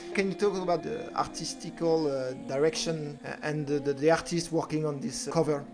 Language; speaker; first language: English; non-native, fluent; French